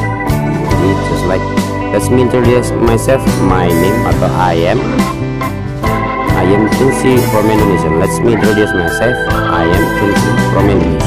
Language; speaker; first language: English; non-native, learner; Indonesian